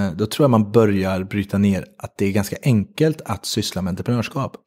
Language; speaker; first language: Swedish; native; Swedish